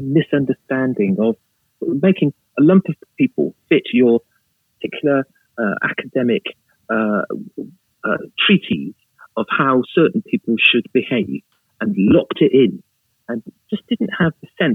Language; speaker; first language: English; native; English